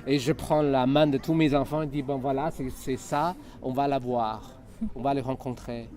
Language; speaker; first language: French; non-native, fluent; Chinese